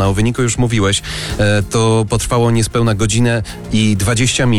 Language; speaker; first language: Polish; native; Polish